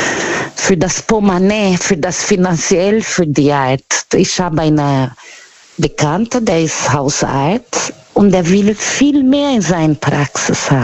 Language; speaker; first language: German; non-native, learner; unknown